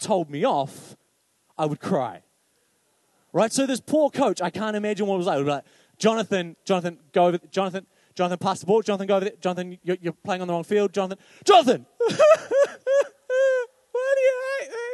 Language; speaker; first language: English; native; English